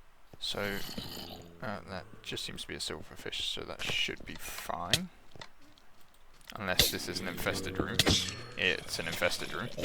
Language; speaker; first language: English; native; English